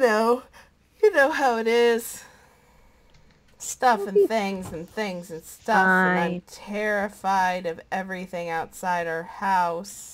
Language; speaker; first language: English; native; English